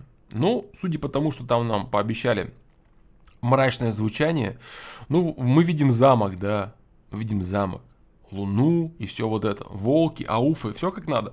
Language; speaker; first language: Russian; native; Russian